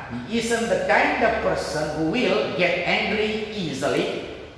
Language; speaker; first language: English; non-native, fluent; Indonesian